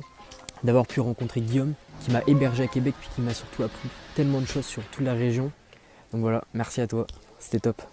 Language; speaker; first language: French; native; French